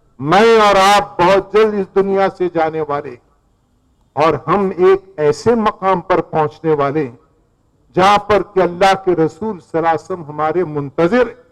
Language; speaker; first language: Urdu; native; Urdu